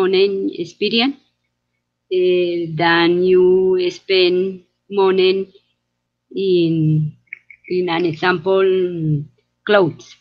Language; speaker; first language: English; non-native, learner; Spanish